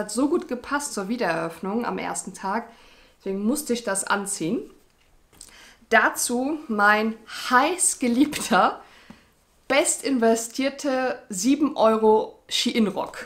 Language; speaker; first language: German; native; German